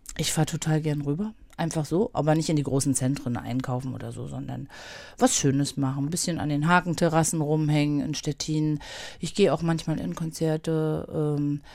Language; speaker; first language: German; native; German